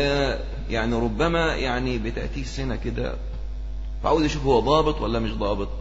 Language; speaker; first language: Arabic; native; Arabic